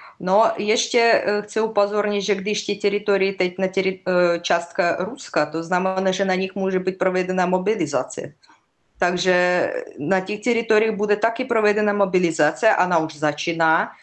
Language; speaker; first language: Czech; non-native, learner; Russian